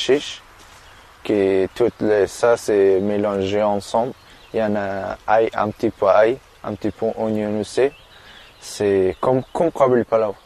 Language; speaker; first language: French; non-native, learner; Persian